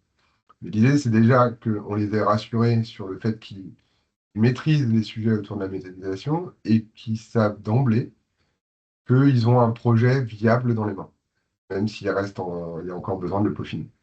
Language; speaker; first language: French; native; French